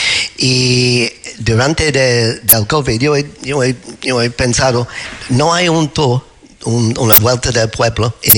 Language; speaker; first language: Spanish; non-native, learner; English